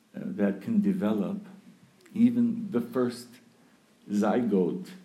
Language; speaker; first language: English; early bilingual, other home language; Ukrainian